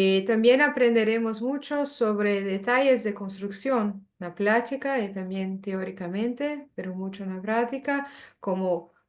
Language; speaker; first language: Spanish; non-native, learner; Portuguese